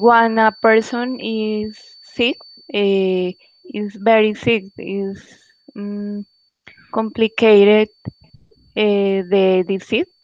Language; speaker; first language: English; non-native, learner; Spanish